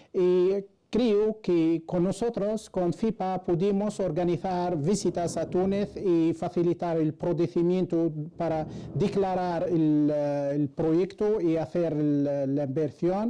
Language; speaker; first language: Spanish; non-native, fluent; Arabic